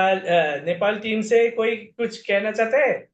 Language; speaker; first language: Hindi; non-native, fluent; Bangla